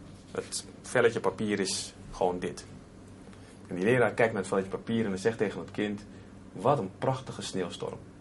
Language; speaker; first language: Dutch; native; Dutch